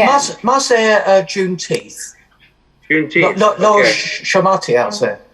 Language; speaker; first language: Hebrew; non-native, learner; English